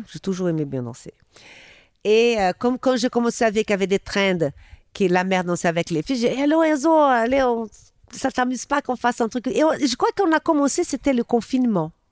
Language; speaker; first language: French; non-native, fluent; Portuguese